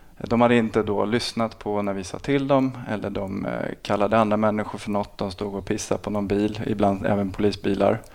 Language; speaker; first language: Swedish; native; Swedish